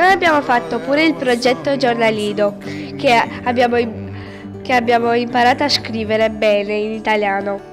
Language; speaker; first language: Italian; early bilingual, other home language; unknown